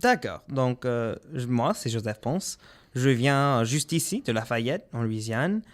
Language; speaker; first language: French; non-native, local second language; English